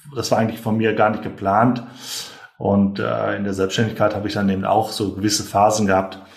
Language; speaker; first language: German; native; German